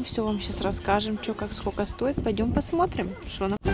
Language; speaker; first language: Russian; native; Russian